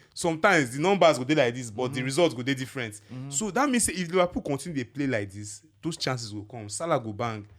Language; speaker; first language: Nigerian Pidgin; non-native, local second language; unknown